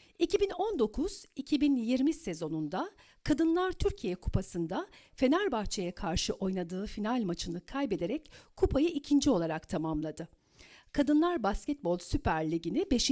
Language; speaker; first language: Turkish; native; Turkish